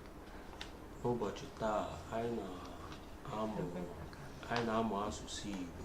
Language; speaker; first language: Igbo; native; Igbo